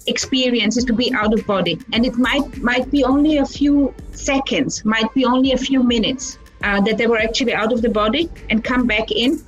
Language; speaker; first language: English; early bilingual, other home language; Croatian